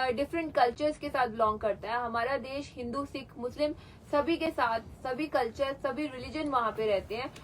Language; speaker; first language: Hindi; non-native, local second language; Punjabi